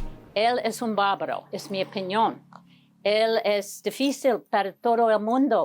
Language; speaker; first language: Spanish; non-native, learner; English